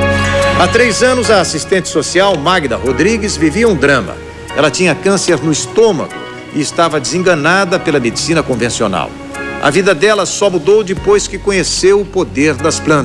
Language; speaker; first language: Portuguese; native; Portuguese